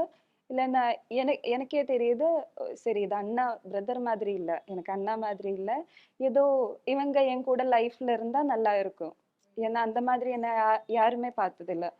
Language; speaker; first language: Tamil; non-native, local second language; Malayalam